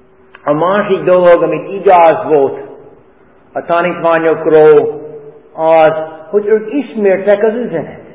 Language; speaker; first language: Hungarian; non-native, fluent; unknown